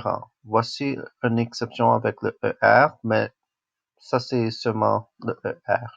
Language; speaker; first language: French; non-native, local second language; English